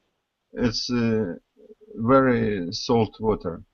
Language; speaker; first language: English; non-native, learner; Russian